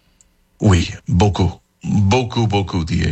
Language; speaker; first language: French; non-native, learner; English